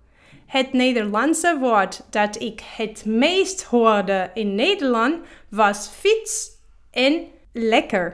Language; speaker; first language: Dutch; non-native, learner; Portuguese